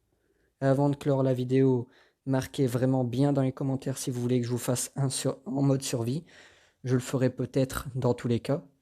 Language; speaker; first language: French; native; French